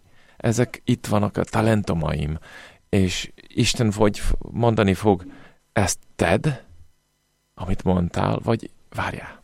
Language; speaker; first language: Hungarian; non-native, fluent; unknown